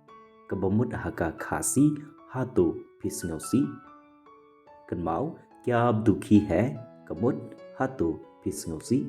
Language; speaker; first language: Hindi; non-native, local second language; Khasi